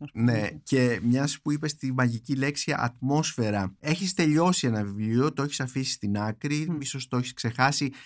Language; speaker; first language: Greek; non-native, fluent; German